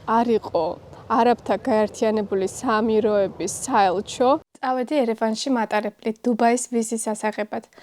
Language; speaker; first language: Georgian; native; Georgian